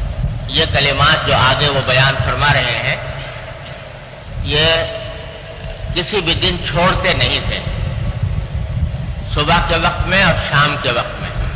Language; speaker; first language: Urdu; native; Urdu